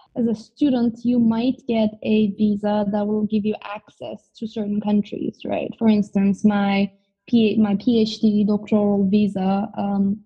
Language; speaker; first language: English; non-native, fluent; Turkish